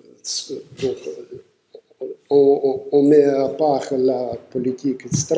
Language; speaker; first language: French; non-native, fluent; Russian